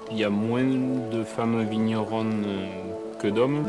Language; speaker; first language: French; native; French